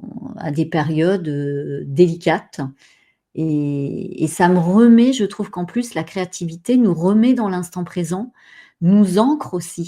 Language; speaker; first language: French; native; French